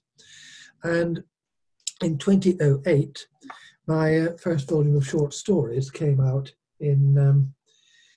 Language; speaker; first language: English; native; English